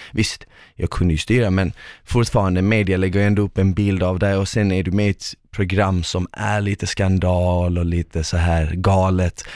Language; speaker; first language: Swedish; early bilingual, other home language; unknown